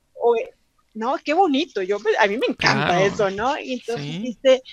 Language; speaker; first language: Spanish; native; Spanish